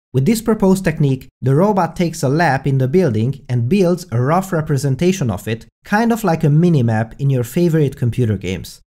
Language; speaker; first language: English; non-native, fluent; Hungarian